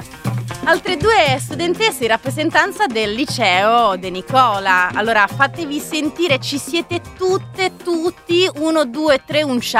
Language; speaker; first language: Italian; native; Italian